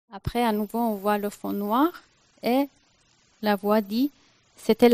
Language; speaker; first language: French; non-native, fluent; Persian